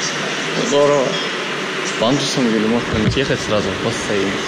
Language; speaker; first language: Russian; native; Russian